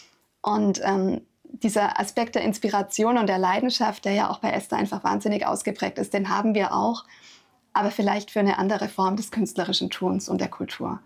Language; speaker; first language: German; native; German